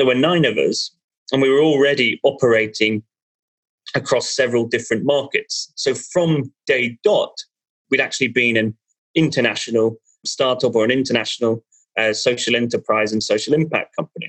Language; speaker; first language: English; native; English